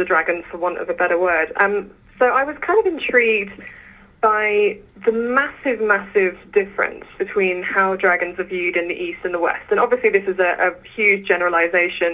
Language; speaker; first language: English; native; English